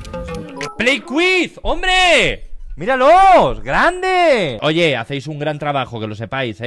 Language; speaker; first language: Spanish; native; Spanish